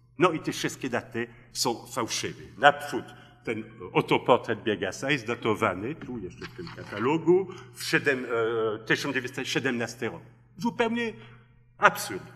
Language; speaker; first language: Polish; early bilingual, heritage; Polish